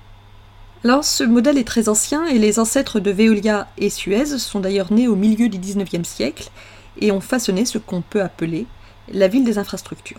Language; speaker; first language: French; native; French